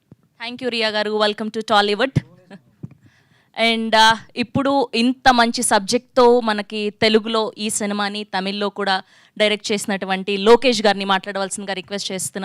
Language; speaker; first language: Telugu; native; Telugu